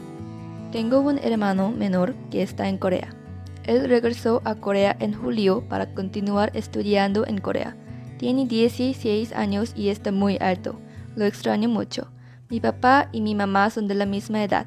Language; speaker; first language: Spanish; non-native, learner; Korean